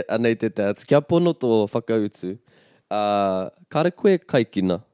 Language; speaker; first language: Māori; non-native, local second language; English